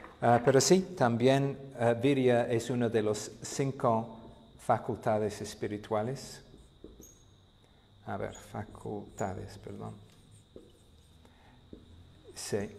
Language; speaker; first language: Spanish; non-native, fluent; English